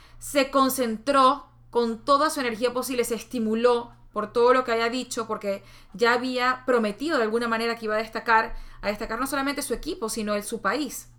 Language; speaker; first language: Spanish; native; Spanish